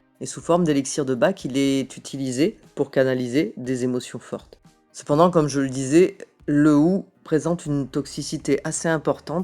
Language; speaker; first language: French; native; French